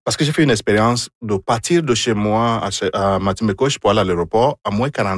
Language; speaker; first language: French; non-native, fluent; Igbo